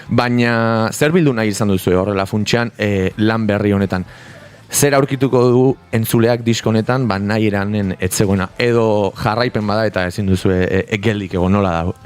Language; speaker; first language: Basque; native; Basque